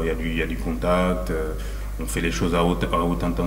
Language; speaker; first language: French; native; French